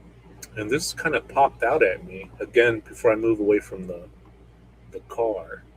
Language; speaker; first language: English; native; English